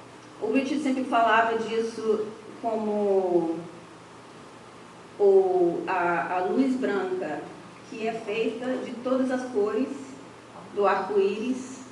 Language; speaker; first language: Portuguese; non-native, fluent; English